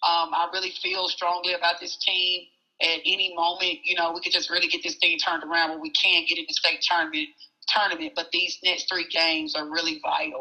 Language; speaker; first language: English; native; English